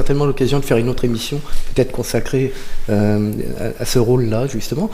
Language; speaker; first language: French; native; French